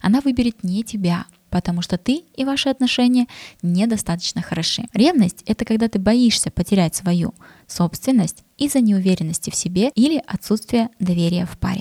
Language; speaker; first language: Russian; native; Russian